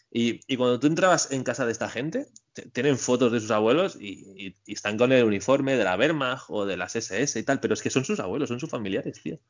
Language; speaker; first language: Spanish; native; Spanish